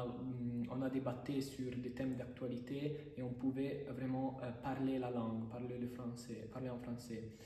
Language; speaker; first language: French; non-native, fluent; Italian